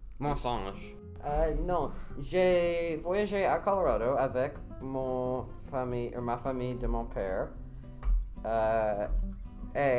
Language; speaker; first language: French; non-native, learner; English